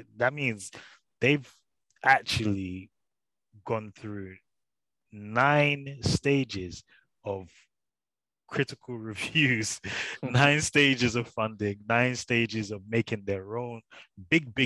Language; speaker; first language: English; native; English